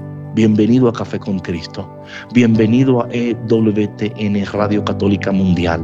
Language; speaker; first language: Spanish; native; Spanish